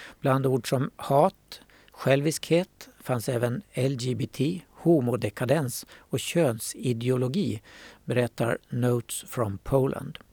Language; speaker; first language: Swedish; native; Swedish